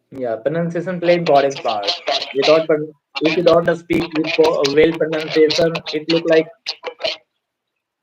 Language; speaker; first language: English; non-native, fluent; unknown